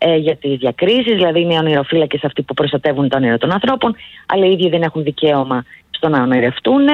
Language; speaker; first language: Greek; native; Greek